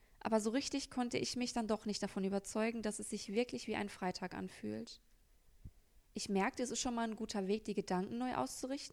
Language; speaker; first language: German; native; German